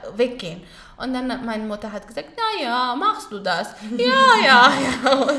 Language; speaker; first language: German; non-native, fluent; Pashto